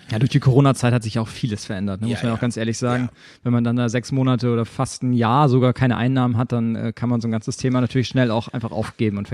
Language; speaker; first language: German; native; German